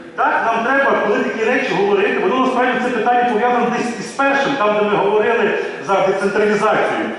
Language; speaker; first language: Ukrainian; native; Ukrainian